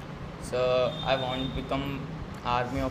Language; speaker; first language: English; non-native, learner; Hindi